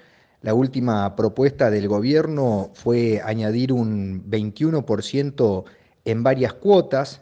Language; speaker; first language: Spanish; native; Spanish